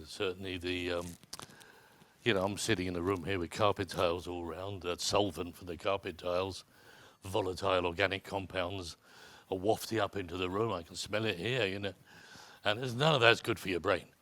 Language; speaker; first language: English; native; English